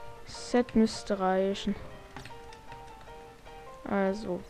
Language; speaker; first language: German; native; German